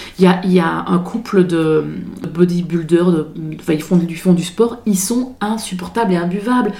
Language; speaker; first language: French; native; French